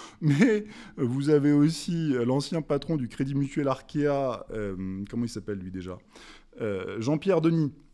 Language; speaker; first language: French; native; French